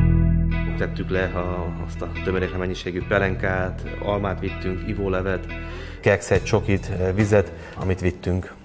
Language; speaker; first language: Hungarian; native; Hungarian